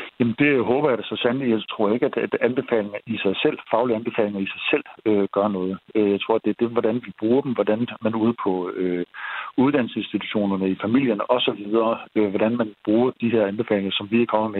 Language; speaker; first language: Danish; native; Danish